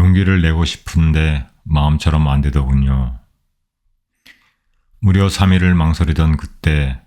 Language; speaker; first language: Korean; native; Korean